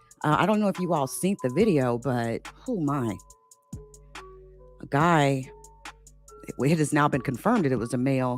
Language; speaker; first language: English; native; English